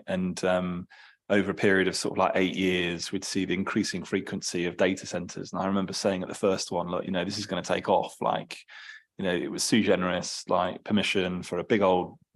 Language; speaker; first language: English; native; English